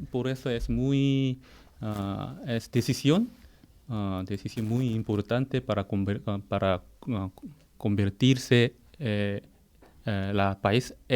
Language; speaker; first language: Spanish; non-native, fluent; Korean